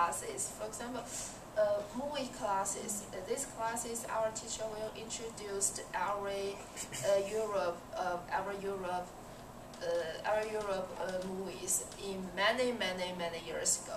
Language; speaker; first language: English; non-native, learner; Chinese